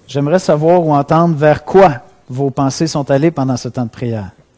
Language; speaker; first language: French; native; French